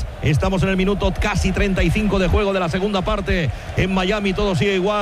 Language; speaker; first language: Spanish; native; Spanish